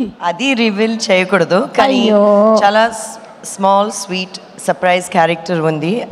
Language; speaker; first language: Telugu; non-native, fluent; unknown